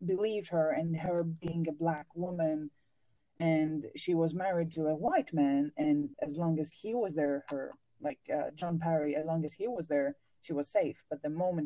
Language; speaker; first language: English; non-native, fluent; Greek